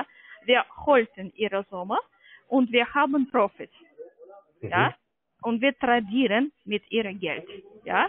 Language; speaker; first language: German; non-native, learner; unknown